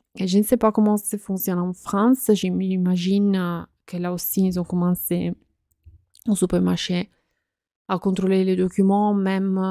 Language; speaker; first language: French; non-native, fluent; Italian